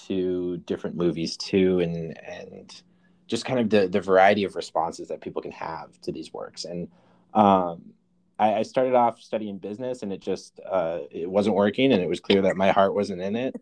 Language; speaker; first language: English; native; English